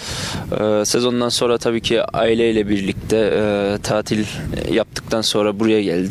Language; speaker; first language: Turkish; early bilingual, other home language; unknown